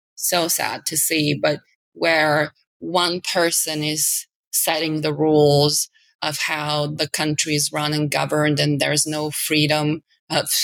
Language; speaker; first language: English; non-native, fluent; Bulgarian